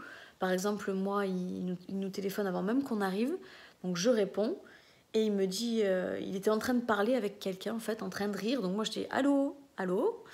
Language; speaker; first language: French; native; French